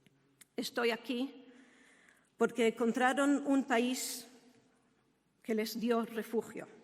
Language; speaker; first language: Spanish; non-native, fluent; Hebrew